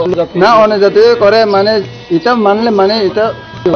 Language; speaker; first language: Bangla; non-native, local second language; Kok Borok